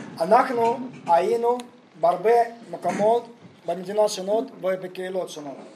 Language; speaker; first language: Hebrew; non-native, fluent; Russian